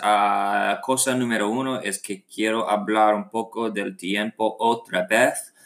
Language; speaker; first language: Spanish; non-native, learner; English